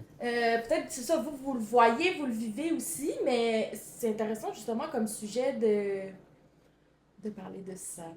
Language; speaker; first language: French; native; French